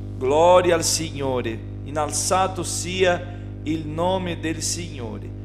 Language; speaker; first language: Italian; non-native, fluent; Portuguese